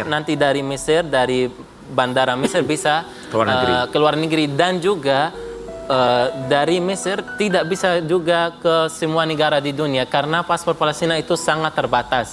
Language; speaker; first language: Indonesian; non-native, fluent; Arabic